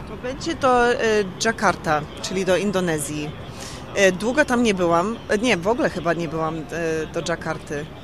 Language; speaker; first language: Polish; early bilingual, heritage; Polish